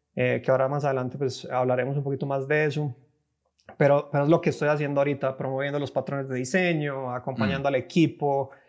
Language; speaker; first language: Spanish; native; Spanish